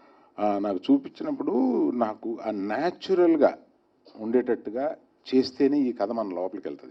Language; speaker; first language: Telugu; native; Telugu